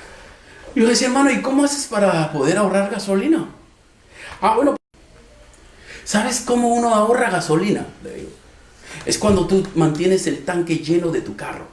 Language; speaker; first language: Spanish; native; Spanish